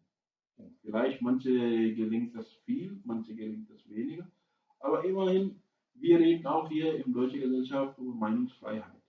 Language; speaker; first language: German; non-native, fluent; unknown